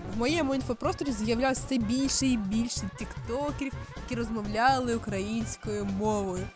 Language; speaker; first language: Ukrainian; non-native, local second language; Russian